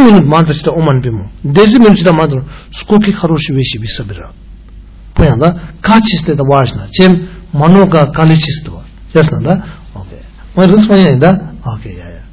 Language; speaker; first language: Russian; non-native, learner; Tibetan